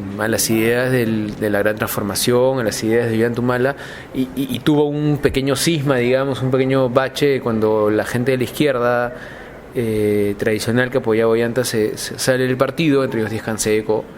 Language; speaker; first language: Spanish; native; Spanish